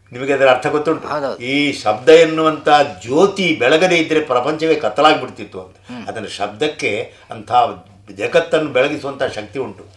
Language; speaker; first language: Kannada; non-native, local second language; Tulu